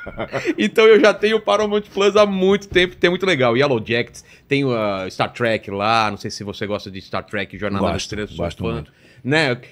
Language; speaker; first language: Portuguese; native; Portuguese